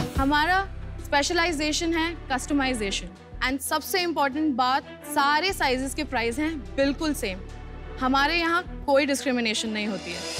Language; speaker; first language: Hindi; native; Hindi